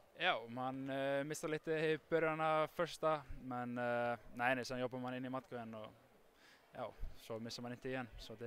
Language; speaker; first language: Swedish; non-native, fluent; Icelandic